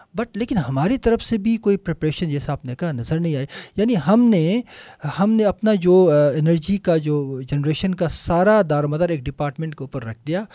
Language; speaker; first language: Urdu; non-native, local second language; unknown